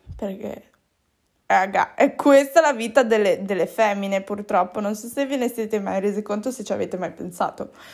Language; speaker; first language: Italian; native; Italian